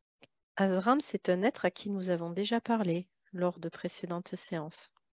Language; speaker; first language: French; native; French